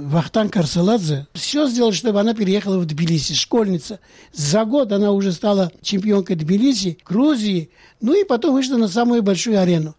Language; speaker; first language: Russian; non-native, local second language; Georgian